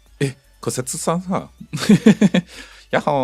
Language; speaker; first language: Japanese; non-native, learner; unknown